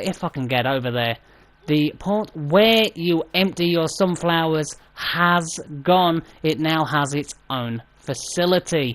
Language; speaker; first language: English; native; English